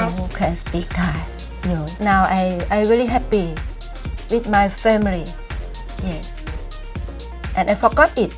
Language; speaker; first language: English; non-native, learner; Thai